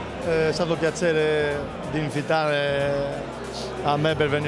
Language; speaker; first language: Italian; non-native, learner; Greek